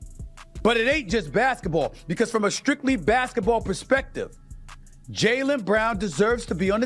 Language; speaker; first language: English; native; English